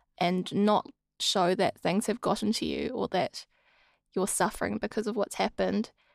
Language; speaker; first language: English; early bilingual, other home language; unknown